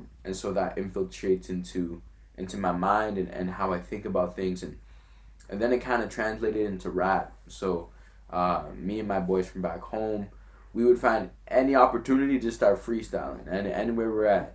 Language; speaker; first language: English; non-native, fluent; French